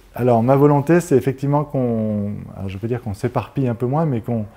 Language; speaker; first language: French; native; French